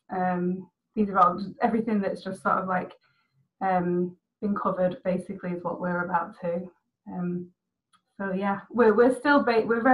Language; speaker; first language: English; native; English